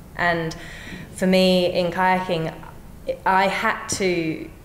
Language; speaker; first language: English; native; English